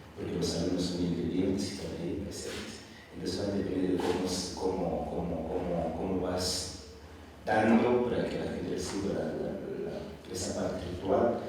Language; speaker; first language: Spanish; non-native, fluent; Tsonga